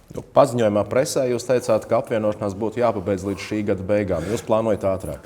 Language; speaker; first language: Latvian; native; Latvian